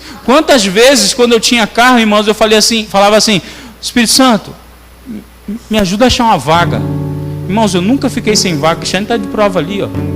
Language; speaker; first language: Portuguese; native; Portuguese